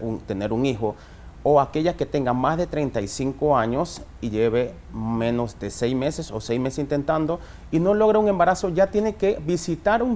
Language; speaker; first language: Spanish; native; Spanish